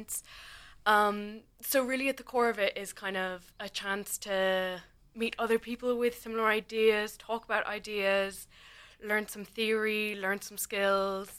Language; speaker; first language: English; native; English